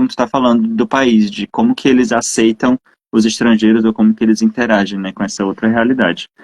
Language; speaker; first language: Portuguese; native; Portuguese